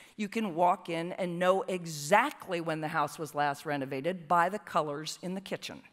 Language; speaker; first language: English; native; English